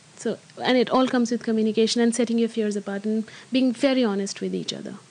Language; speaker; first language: English; non-native, local second language; Hindi